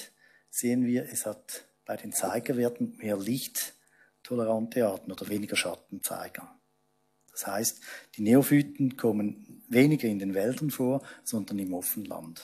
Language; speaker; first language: German; native; German